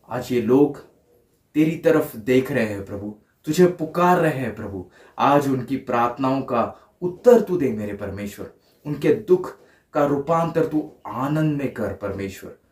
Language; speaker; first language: Hindi; non-native, local second language; Marathi